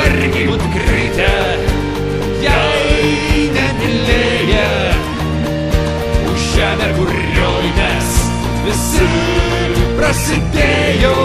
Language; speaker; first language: Lithuanian; native; Lithuanian